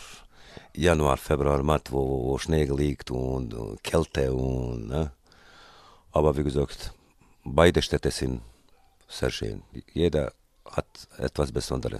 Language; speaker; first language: German; non-native, fluent; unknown